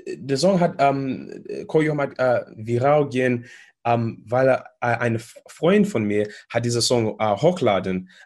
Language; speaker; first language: German; non-native, learner; English